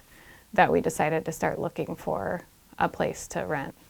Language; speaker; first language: English; native; English